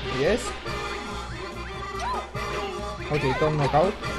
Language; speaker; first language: English; non-native, learner; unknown